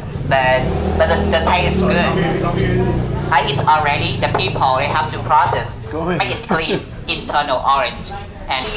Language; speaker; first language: English; non-native, learner; Vietnamese